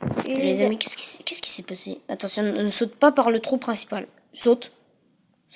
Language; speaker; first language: French; native; French